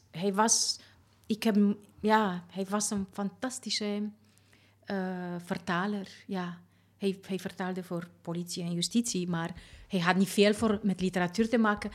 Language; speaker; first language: Dutch; non-native, fluent; Romanian